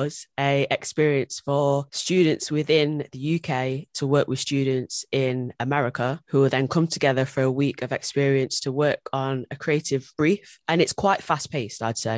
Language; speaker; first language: English; native; English